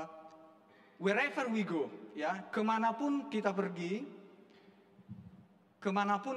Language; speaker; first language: English; non-native, learner; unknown